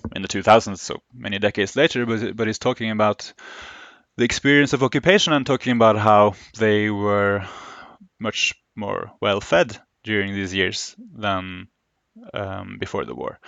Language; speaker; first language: English; non-native, fluent; Norwegian